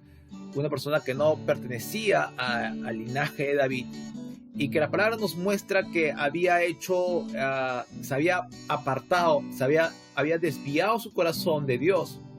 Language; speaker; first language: Spanish; native; Spanish